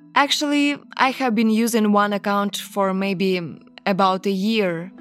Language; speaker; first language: English; non-native, fluent; Ukrainian